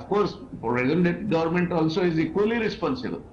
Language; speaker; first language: English; non-native, local second language; Gujarati